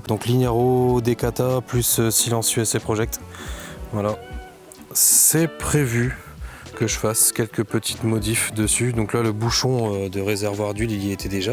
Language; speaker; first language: French; native; French